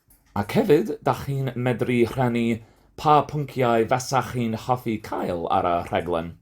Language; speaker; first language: Welsh; non-native, fluent; English